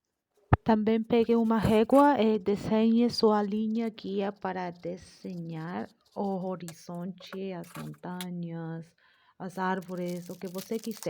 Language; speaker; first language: Portuguese; non-native, learner; Spanish